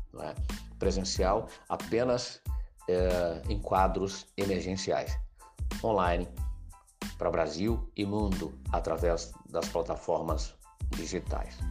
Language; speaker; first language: Portuguese; native; Portuguese